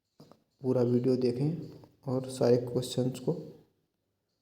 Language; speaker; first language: Hindi; native; Hindi